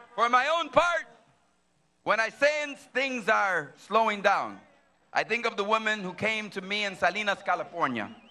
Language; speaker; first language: English; early bilingual, other home language; Spanish